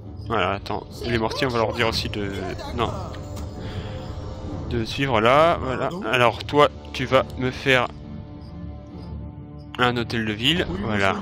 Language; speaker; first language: French; native; French